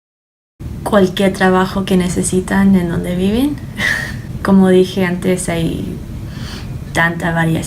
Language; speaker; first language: Spanish; early bilingual, heritage; Spanish